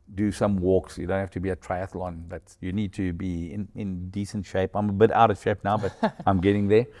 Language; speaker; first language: English; native; English